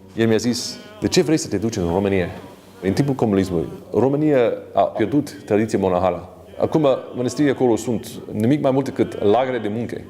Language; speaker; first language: Romanian; non-native, fluent; English